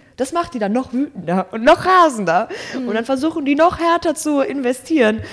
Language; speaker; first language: German; native; German